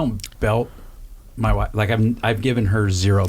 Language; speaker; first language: English; native; English